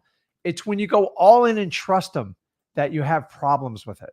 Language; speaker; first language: English; native; English